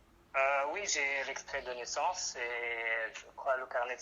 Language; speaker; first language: French; non-native, local second language; Arabic